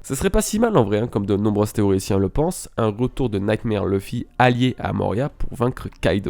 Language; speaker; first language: French; native; French